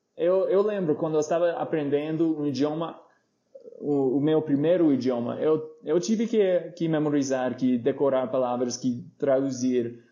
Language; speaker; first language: Portuguese; non-native, fluent; English